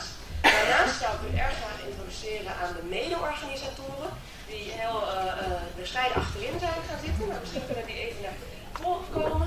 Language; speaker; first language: Dutch; native; Dutch